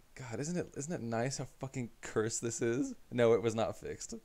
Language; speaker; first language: English; native; English